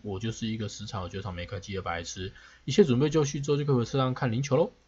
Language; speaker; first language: Chinese; native; Chinese